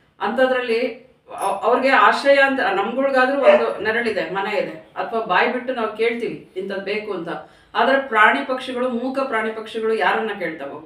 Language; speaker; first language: Kannada; native; Kannada